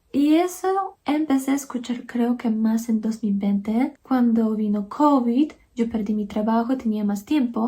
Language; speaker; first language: Spanish; non-native, fluent; Polish